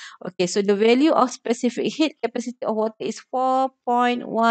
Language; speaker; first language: English; non-native, local second language; Malay